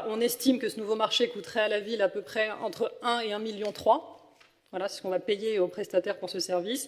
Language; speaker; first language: French; native; French